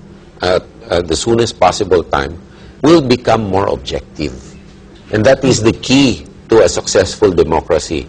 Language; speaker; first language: English; non-native, local second language; Filipino